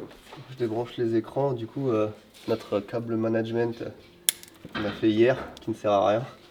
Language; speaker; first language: French; native; French